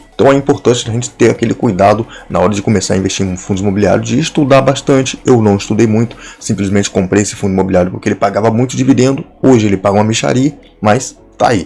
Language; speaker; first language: Portuguese; native; Portuguese